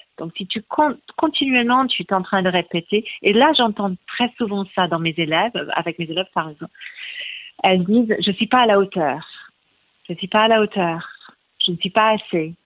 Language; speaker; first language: French; non-native, fluent; English